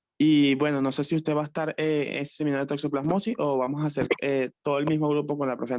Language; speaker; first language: Spanish; native; Spanish